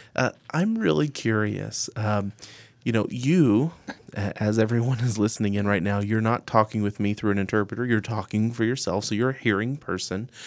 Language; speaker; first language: English; native; English